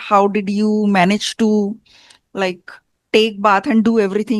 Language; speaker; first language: English; non-native, fluent; Hindi